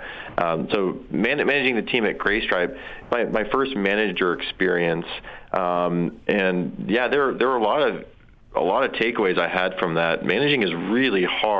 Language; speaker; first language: English; native; English